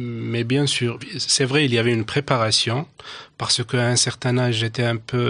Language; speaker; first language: French; non-native, local second language; Arabic